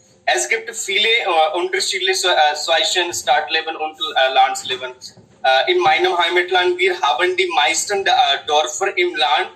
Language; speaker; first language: German; non-native, learner; Hindi